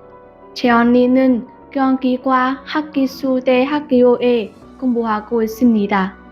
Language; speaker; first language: Korean; non-native, learner; Vietnamese